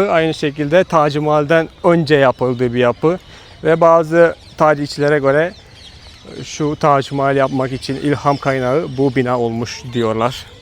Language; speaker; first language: Turkish; non-native, fluent; Hindi